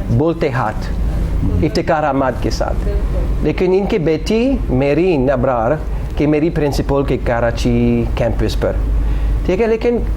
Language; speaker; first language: Hindi; non-native, learner; English